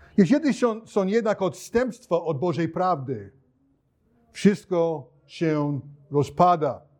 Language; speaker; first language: Polish; non-native, fluent; English